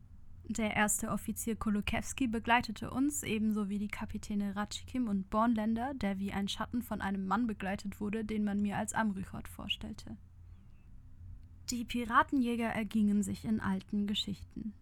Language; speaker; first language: German; native; German